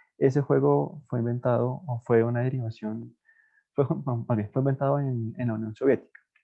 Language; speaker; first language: Spanish; native; Spanish